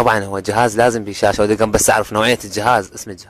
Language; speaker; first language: Arabic; native; Arabic